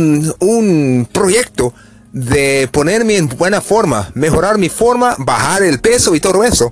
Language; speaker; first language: Spanish; non-native, fluent; English